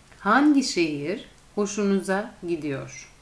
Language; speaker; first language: Turkish; non-native, fluent; Russian